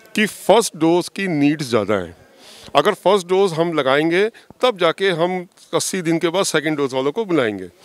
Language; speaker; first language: Hindi; native; Hindi